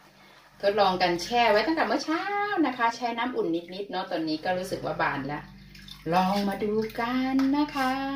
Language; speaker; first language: Thai; native; Thai